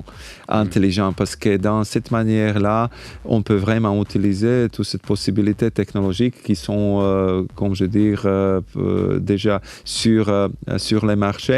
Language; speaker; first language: French; non-native, fluent; Slovak